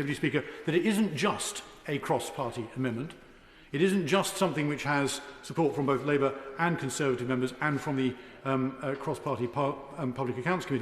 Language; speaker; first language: English; native; English